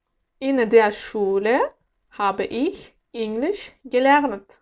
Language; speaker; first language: German; non-native, fluent; Uzbek